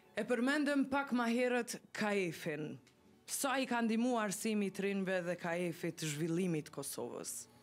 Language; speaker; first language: Albanian; native; Albanian